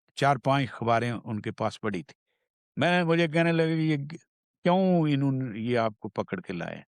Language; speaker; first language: Urdu; non-native, local second language; Punjabi